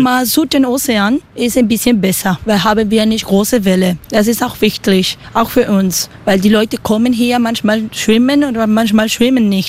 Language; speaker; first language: German; non-native, learner; Spanish